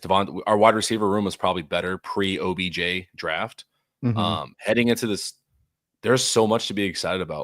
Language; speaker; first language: English; native; English